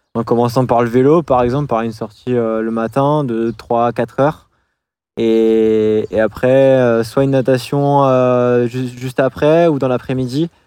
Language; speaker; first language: French; native; French